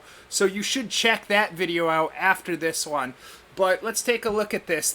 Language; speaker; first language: English; native; English